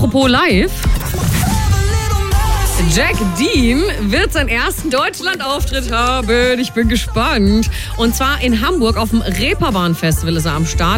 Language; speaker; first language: German; native; German